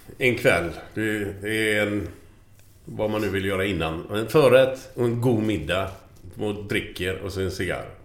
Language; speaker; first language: Swedish; native; Swedish